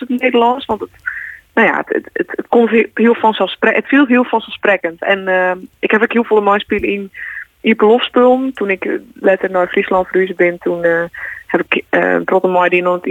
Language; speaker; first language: Dutch; non-native, local second language; Western Frisian